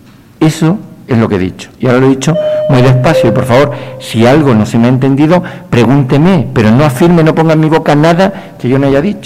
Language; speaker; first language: Spanish; native; Spanish